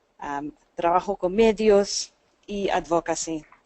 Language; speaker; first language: Spanish; non-native, fluent; English